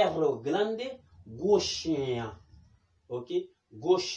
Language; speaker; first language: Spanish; non-native, fluent; Haitian Creole